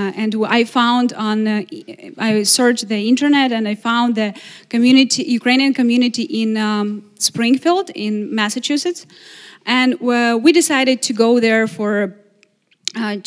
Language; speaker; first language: English; non-native, fluent; Ukrainian